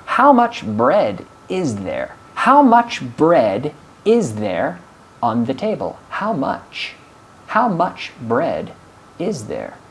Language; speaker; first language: English; non-native, fluent; Spanish